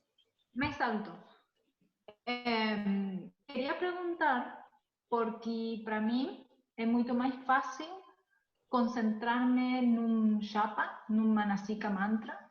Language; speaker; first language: Portuguese; non-native, fluent; Spanish